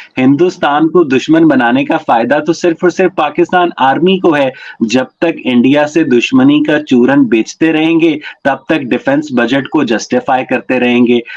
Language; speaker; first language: Urdu; native; Urdu